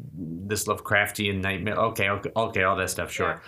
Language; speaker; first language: English; native; English